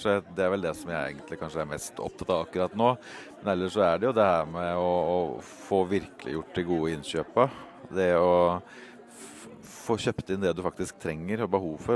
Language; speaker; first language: Norwegian; native; Norwegian